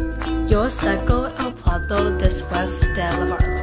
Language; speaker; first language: Spanish; non-native, learner; English